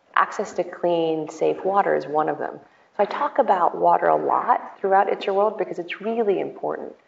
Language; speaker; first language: English; native; English